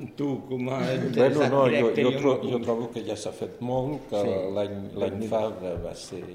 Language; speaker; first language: Catalan; early bilingual, heritage; Catalan